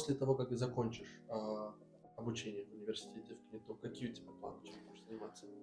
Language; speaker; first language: Russian; native; Russian